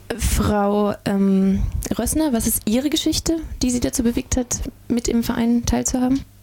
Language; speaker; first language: German; native; German